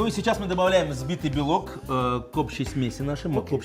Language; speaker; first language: Russian; native; Russian